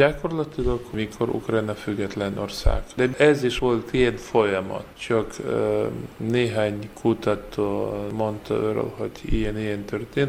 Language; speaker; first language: Hungarian; non-native, learner; Ukrainian